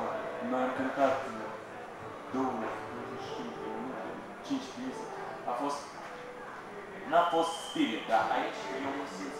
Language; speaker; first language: Romanian; non-native, local second language; Russian